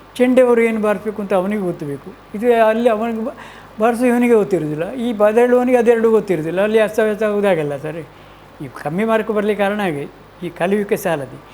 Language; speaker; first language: Kannada; native; Kannada